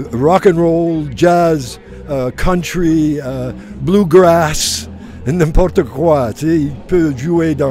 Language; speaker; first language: French; non-native, learner; English